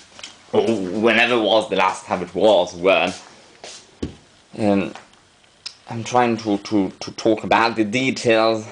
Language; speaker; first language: English; non-native, fluent; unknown